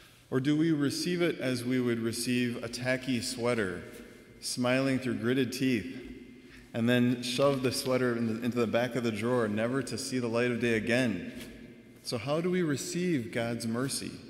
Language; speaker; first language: English; native; English